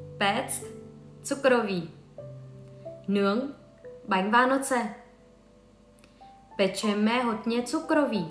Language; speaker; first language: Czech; non-native, fluent; Vietnamese